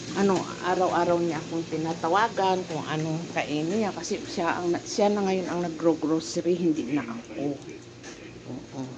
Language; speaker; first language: Filipino; non-native, local second language; Cebuano